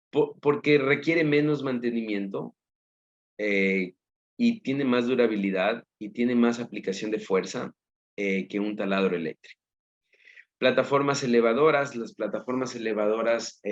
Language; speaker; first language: Spanish; native; Spanish